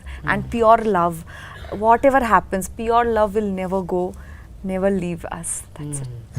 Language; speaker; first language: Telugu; non-native, learner; Bangla